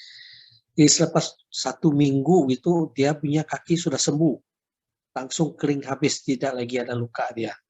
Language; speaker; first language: Indonesian; non-native, local second language; Chinese